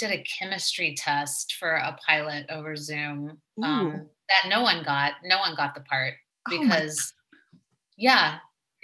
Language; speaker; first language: English; native; English